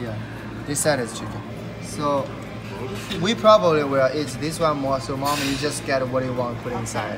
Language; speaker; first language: English; non-native, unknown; Chinese